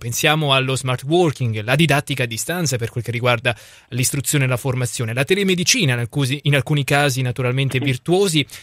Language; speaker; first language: Italian; native; Italian